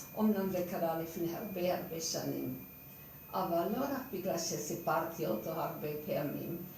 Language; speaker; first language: Hebrew; non-native, fluent; Hungarian